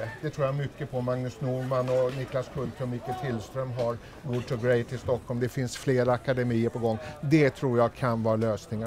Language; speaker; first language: Swedish; native; Swedish